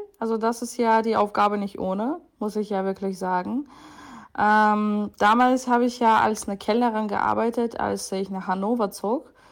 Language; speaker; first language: German; non-native, fluent; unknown